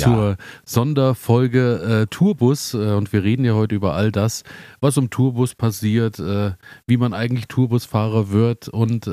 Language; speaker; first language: German; native; German